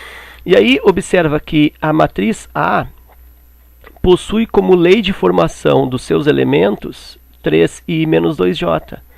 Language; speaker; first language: Portuguese; native; Portuguese